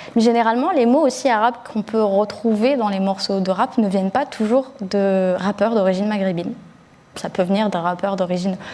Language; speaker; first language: French; early bilingual, other home language; Arabic